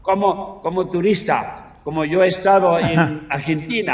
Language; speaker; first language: Spanish; non-native, learner; Tibetan